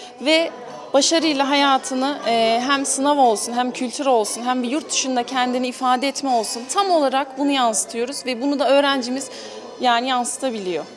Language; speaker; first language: Turkish; early bilingual, heritage; Turkish